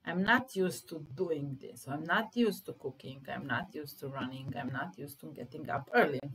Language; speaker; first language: English; non-native, fluent; Serbian